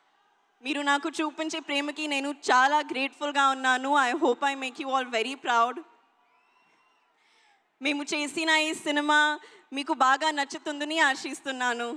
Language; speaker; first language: Telugu; non-native, learner; Hindi